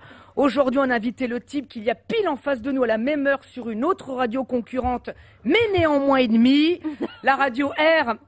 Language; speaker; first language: French; native; French